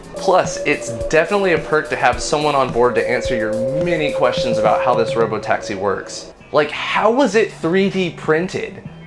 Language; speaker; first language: English; native; English